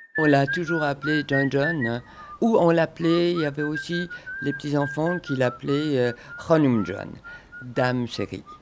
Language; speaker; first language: French; non-native, fluent; Persian